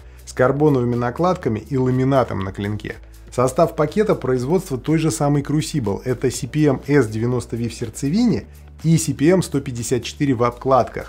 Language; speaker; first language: Russian; native; Russian